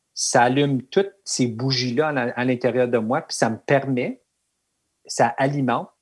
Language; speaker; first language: French; native; French